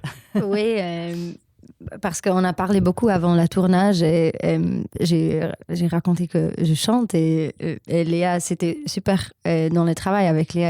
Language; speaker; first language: French; non-native, learner; German